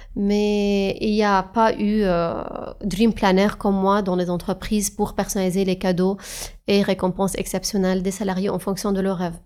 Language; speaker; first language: French; non-native, fluent; Arabic